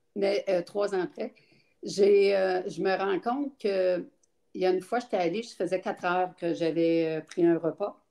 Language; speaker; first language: French; native; French